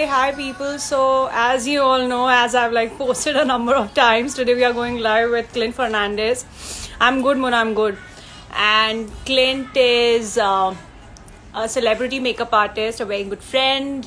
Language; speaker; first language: English; non-native, local second language; Hindi